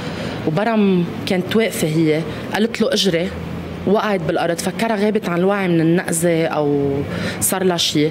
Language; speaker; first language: Arabic; native; Arabic